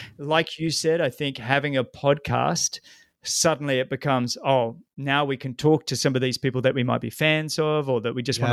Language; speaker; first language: English; native; English